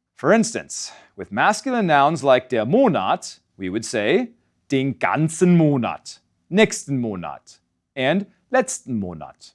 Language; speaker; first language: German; non-native, fluent; English